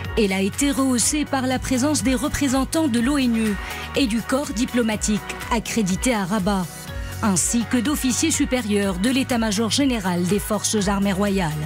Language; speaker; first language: French; non-native, local second language; Arabic